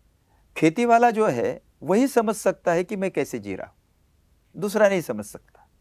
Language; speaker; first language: Hindi; native; Hindi